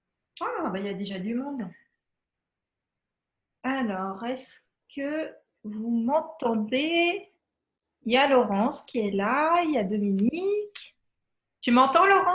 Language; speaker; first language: French; native; French